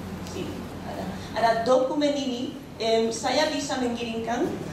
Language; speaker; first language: Indonesian; non-native, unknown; Spanish